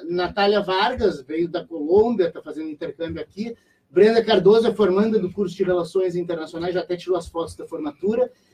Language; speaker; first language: Portuguese; native; Portuguese